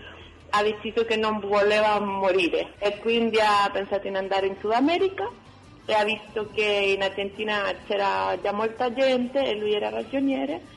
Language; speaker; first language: Italian; non-native, fluent; Spanish